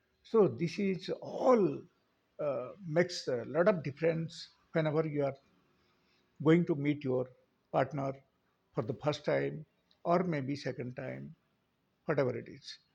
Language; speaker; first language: English; non-native, local second language; Telugu